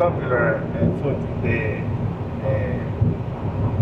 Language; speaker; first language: English; non-native, learner; Spanish